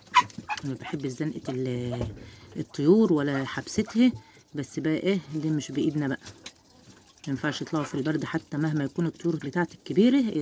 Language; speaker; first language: Arabic; native; Arabic